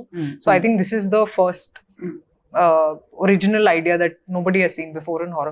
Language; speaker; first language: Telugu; non-native, fluent; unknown